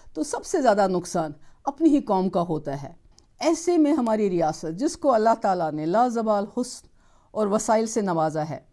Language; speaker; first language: Hindi; non-native, local second language; Kashmiri